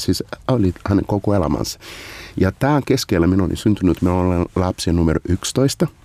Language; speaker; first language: Finnish; non-native, learner; Portuguese